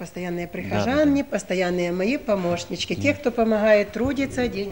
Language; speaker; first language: Russian; native; Russian